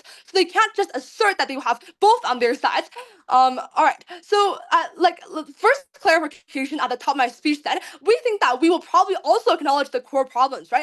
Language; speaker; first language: English; non-native, fluent; Chinese